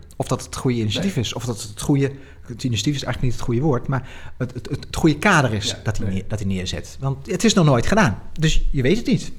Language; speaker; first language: Dutch; native; Dutch